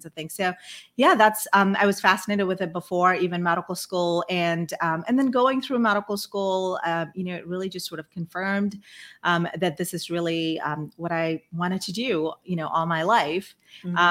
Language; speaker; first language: English; non-native, fluent; Malay